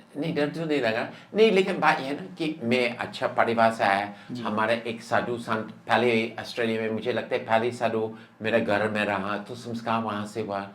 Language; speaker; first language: Hindi; non-native, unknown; English